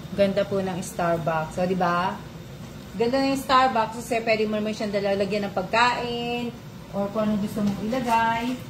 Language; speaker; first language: Filipino; non-native, local second language; Cebuano